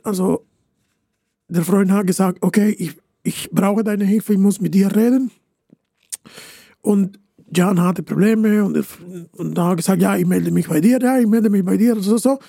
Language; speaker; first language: German; non-native, fluent; Spanish